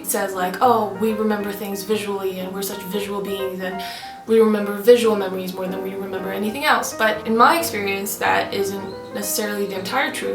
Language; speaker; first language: English; non-native, fluent; Swedish